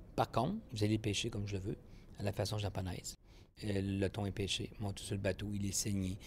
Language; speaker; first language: French; native; French